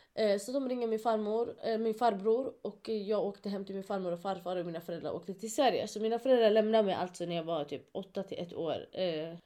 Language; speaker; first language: Swedish; early bilingual, other home language; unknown